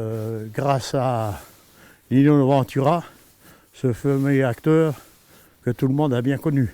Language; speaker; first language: French; native; French